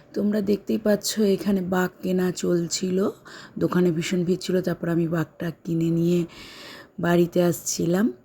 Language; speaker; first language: Bangla; native; Bangla